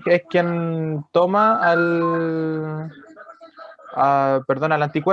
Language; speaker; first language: Spanish; native; Spanish